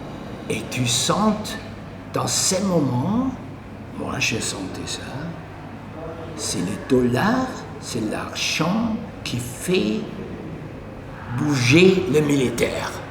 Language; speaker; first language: French; non-native, learner; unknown